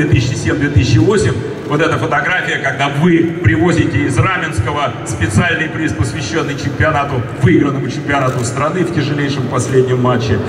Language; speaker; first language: Russian; native; Russian